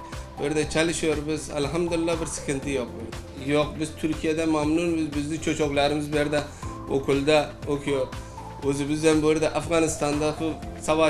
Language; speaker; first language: Turkish; non-native, learner; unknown